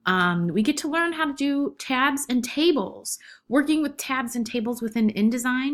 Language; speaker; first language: English; native; English